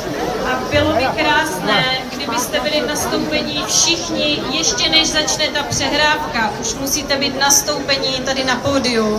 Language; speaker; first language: Czech; native; Czech